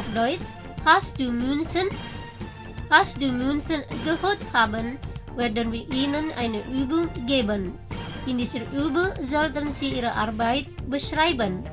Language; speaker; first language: German; non-native, fluent; Indonesian